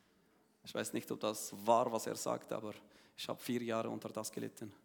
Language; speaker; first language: German; non-native, learner; Arabic